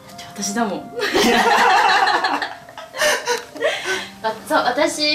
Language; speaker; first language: Japanese; native; Japanese